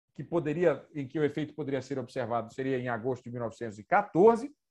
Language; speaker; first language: Portuguese; native; Portuguese